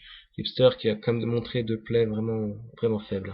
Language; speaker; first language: French; native; French